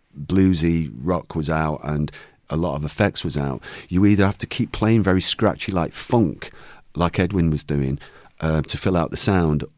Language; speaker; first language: English; native; English